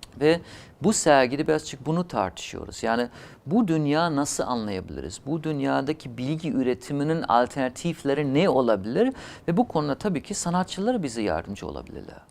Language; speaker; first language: Turkish; non-native, fluent; German